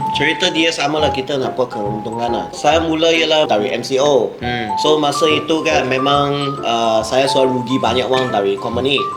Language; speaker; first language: Malay; non-native, local second language; Chinese